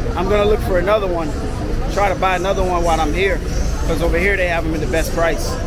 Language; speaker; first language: English; native; English